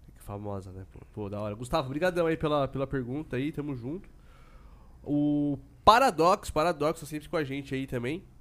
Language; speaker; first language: Portuguese; native; Portuguese